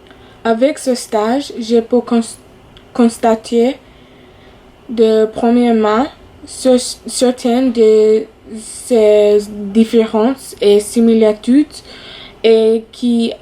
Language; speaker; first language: French; non-native, fluent; English